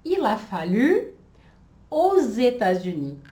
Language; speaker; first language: French; non-native, fluent; Portuguese